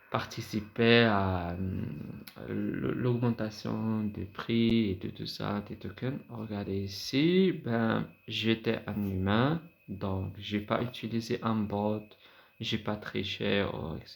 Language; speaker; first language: French; non-native, fluent; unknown